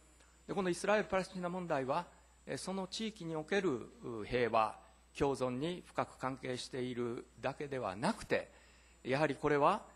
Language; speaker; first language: Japanese; native; Japanese